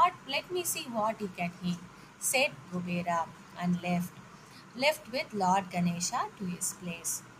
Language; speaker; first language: English; non-native, local second language; Tamil